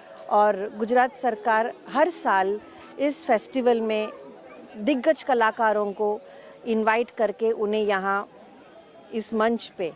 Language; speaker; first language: Hindi; non-native, local second language; Gujarati